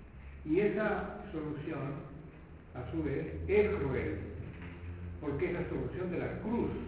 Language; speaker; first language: Spanish; native; Spanish